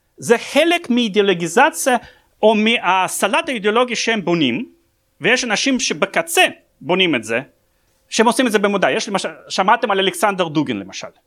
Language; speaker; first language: Hebrew; non-native, fluent; Russian